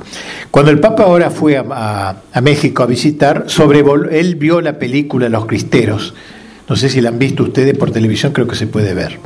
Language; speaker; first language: Spanish; native; Spanish